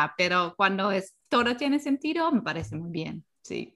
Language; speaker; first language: Spanish; non-native, fluent; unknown